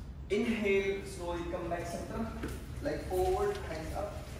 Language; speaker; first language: English; non-native, local second language; Hindi